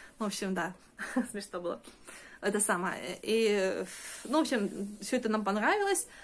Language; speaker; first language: Russian; early bilingual, heritage; Russian